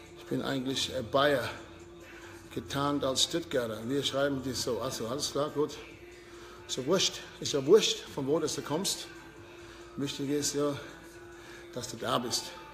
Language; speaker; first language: German; early bilingual, heritage; German